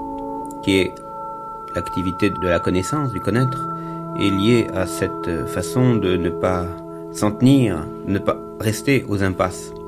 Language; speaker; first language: French; native; French